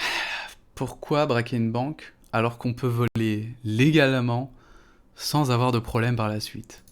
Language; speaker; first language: French; native; French